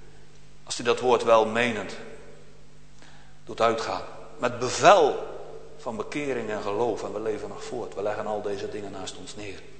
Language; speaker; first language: Dutch; native; Dutch